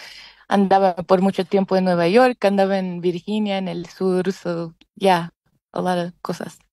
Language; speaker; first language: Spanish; early bilingual, heritage; Spanish